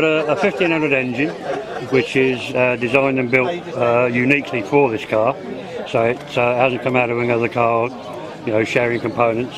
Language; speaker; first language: English; native; English